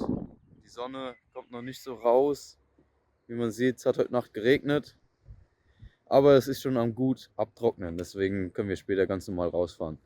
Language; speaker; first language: German; native; German